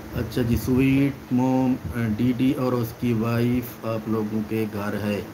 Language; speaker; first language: Urdu; native; Urdu